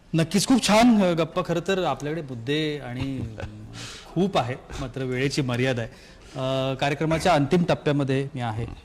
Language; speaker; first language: Marathi; native; Marathi